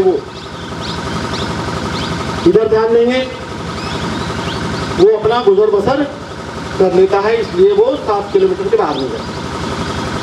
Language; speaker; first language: Hindi; native; Hindi